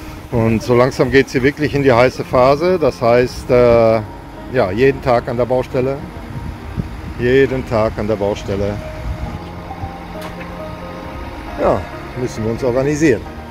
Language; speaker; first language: German; native; German